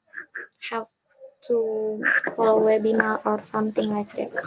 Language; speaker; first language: English; non-native, learner; Indonesian